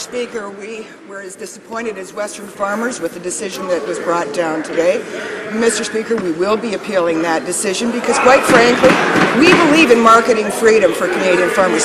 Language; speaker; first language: English; native; English